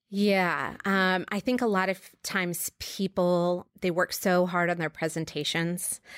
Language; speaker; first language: English; native; English